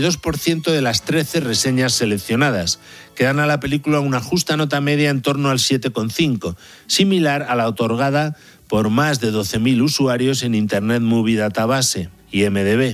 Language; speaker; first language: Spanish; native; Spanish